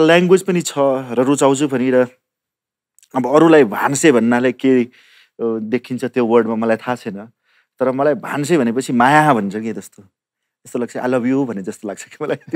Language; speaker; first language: Nepali; non-native, local second language; Maithili